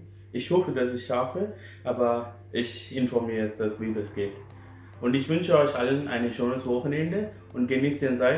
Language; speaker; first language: German; non-native, fluent; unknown